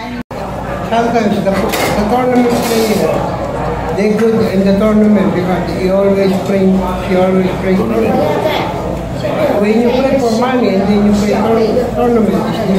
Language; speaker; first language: English; non-native, learner; Filipino